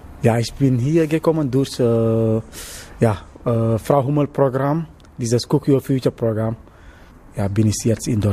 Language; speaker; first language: German; non-native, learner; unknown